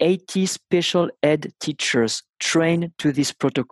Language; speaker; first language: English; non-native, fluent; French